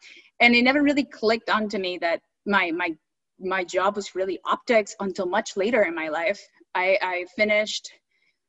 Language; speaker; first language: English; early bilingual, other home language; Spanish